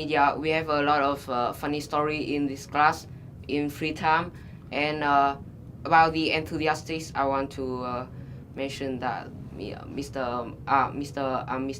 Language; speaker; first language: English; non-native, learner; Vietnamese